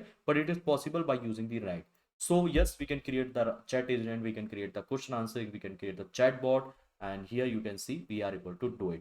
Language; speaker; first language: English; non-native, local second language; Hindi